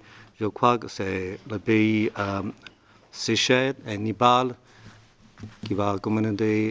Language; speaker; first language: French; non-native, learner; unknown